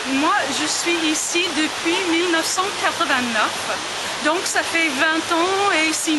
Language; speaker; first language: French; non-native, fluent; English